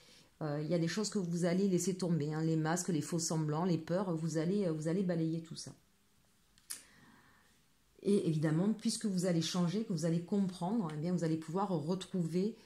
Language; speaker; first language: French; native; French